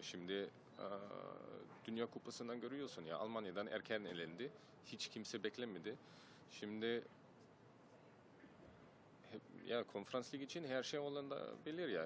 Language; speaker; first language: Turkish; early bilingual, heritage; German